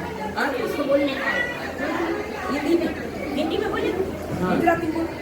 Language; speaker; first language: Hindi; non-native, local second language; Gujarati